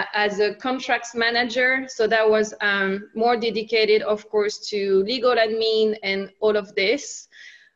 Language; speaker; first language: English; non-native, fluent; French